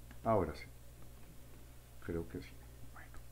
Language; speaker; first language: Spanish; native; Spanish